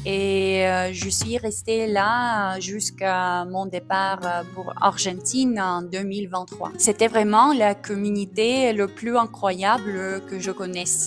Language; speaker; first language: French; non-native, fluent; Russian